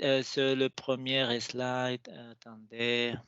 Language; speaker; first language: French; non-native, fluent; Spanish